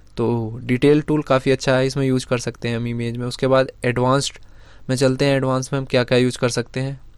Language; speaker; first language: Hindi; native; Hindi